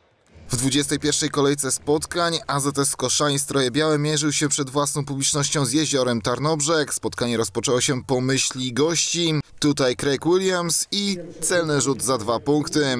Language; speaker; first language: Polish; native; Polish